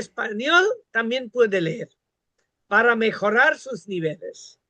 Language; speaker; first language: Spanish; non-native, fluent; Bangla